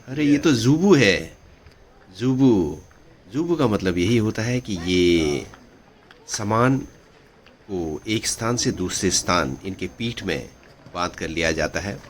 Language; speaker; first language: Hindi; non-native, local second language; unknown